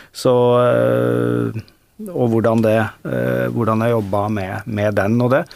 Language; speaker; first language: Norwegian; native; Norwegian